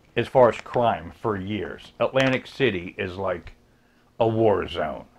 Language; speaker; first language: English; native; English